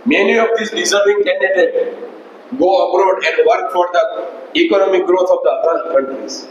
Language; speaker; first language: English; non-native, local second language; Gujarati